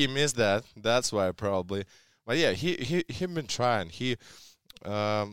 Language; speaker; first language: English; non-native, learner; Russian